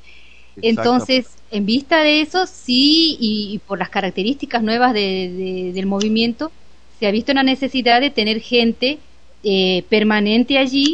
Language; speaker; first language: Spanish; native; Spanish